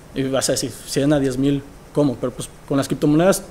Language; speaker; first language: Spanish; early bilingual, heritage; Spanish